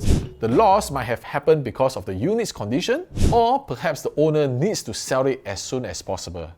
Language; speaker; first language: English; native; English